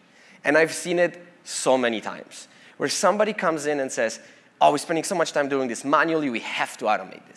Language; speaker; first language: English; non-native, fluent; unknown